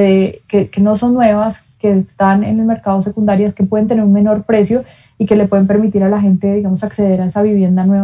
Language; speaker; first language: Spanish; native; Spanish